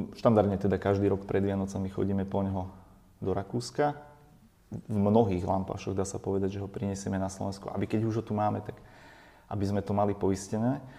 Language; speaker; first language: Slovak; native; Slovak